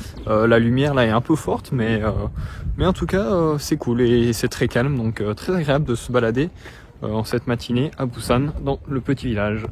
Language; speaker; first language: French; native; French